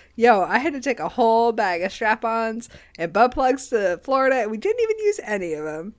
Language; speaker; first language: English; native; English